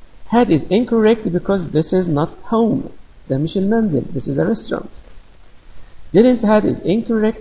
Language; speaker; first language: English; non-native, fluent; Arabic